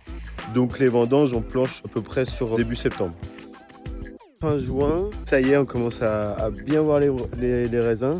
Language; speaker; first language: French; native; French